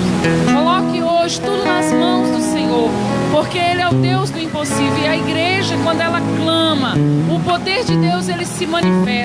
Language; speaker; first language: Portuguese; native; Portuguese